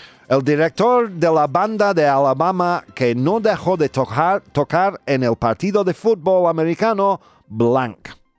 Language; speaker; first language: Spanish; non-native, learner; English